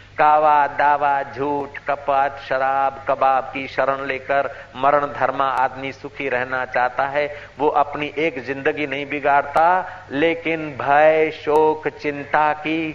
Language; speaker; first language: Hindi; non-native, local second language; Sindhi